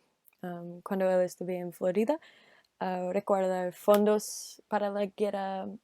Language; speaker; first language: Spanish; non-native, learner; English